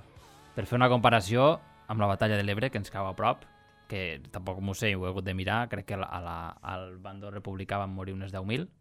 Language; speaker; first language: Catalan; native; Catalan